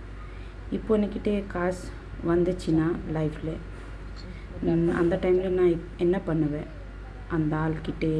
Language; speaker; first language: Tamil; non-native, local second language; Bangla